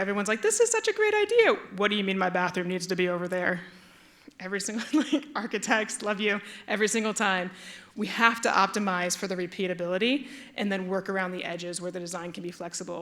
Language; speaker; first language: English; native; English